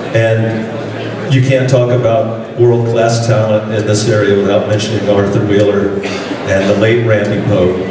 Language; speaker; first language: English; native; English